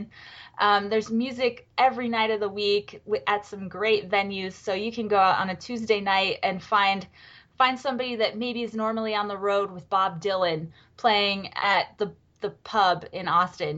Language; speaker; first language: English; native; English